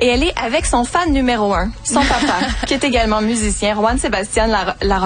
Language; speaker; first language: French; native; French